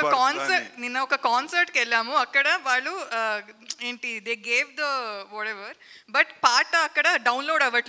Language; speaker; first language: Telugu; non-native, learner; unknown